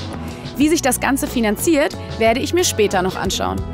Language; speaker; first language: German; native; German